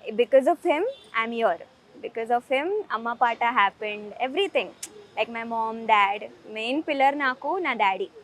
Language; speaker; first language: Telugu; early bilingual, heritage; Telugu